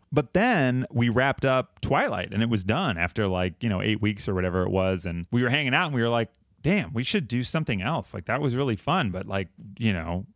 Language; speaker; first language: English; native; English